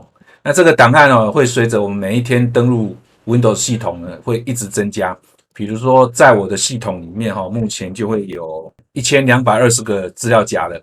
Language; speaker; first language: Chinese; native; Chinese